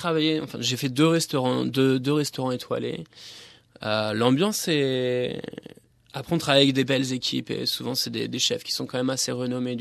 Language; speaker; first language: French; native; French